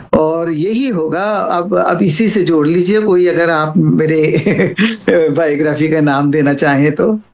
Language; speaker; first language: Hindi; native; Hindi